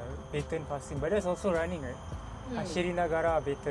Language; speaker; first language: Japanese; non-native, learner; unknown